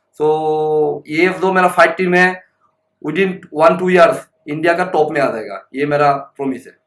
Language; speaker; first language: Hindi; non-native, local second language; Assamese